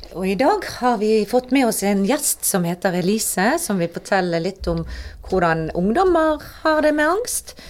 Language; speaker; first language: Norwegian; native; Norwegian